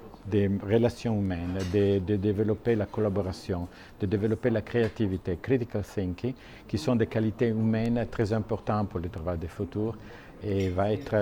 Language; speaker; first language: French; non-native, fluent; Italian